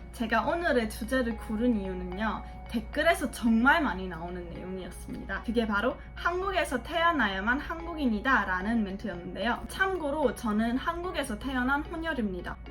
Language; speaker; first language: Korean; early bilingual, heritage; Korean